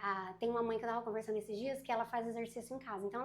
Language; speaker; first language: Portuguese; native; Portuguese